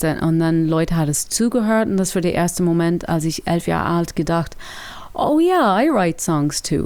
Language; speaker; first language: German; non-native, learner; English